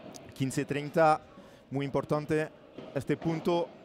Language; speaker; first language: Spanish; non-native, learner; French